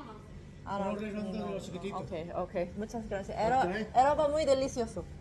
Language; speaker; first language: Spanish; non-native, learner; Korean